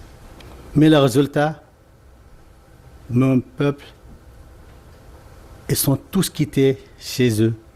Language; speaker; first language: French; non-native, fluent; Arabic